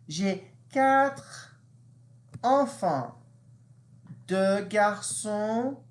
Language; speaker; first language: French; non-native, fluent; English